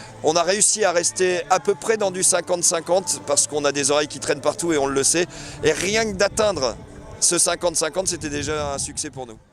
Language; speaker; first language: French; native; French